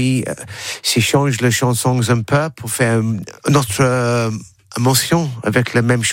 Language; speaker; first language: French; non-native, learner; English